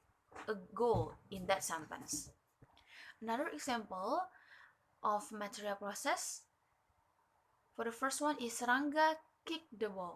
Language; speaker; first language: English; non-native, learner; Indonesian